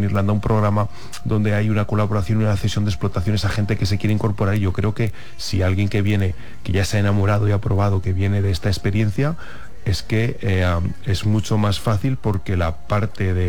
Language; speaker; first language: Spanish; native; Spanish